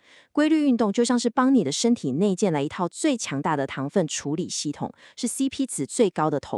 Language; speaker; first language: Chinese; native; Chinese